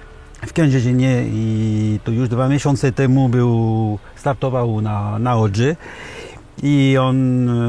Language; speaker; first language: Polish; early bilingual, heritage; French